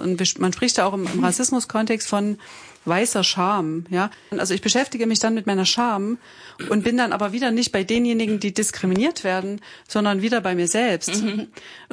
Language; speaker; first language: German; native; German